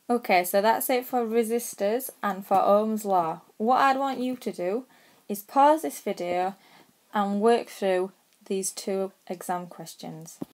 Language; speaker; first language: English; native; English